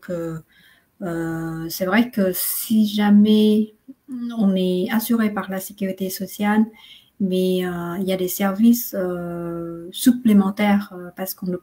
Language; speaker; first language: French; non-native, fluent; Vietnamese